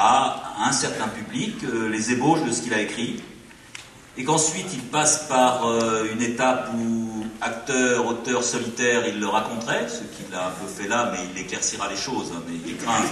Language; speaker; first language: French; native; French